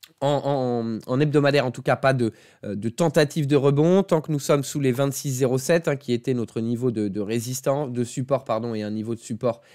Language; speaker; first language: French; native; French